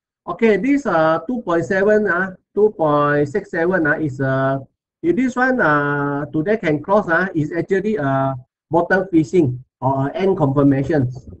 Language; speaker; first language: English; non-native, local second language; Chinese